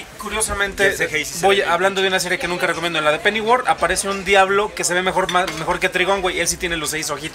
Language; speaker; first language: Spanish; native; Spanish